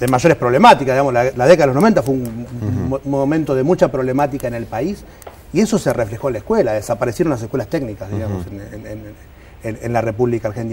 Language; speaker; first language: Spanish; native; Spanish